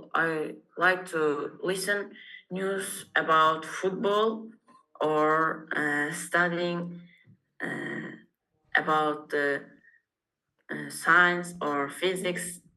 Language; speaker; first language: English; non-native, learner; Uzbek